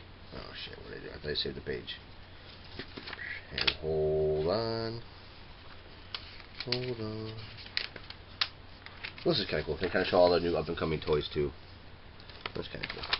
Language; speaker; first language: English; native; English